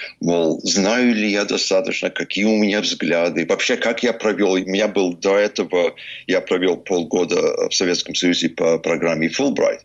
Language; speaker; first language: Russian; early bilingual, heritage; English